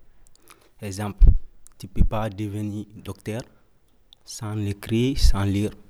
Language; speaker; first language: French; non-native, learner; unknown